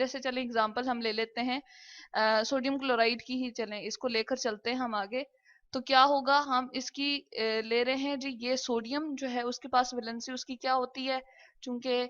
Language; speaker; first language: Hindi; non-native, local second language; Punjabi